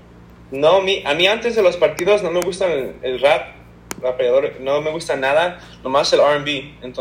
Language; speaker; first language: Spanish; early bilingual, heritage; Spanish